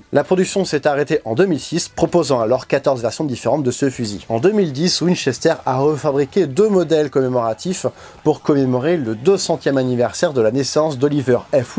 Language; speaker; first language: French; native; French